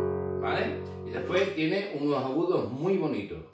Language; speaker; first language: Spanish; native; Spanish